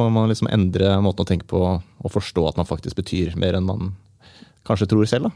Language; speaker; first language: Norwegian; native; Norwegian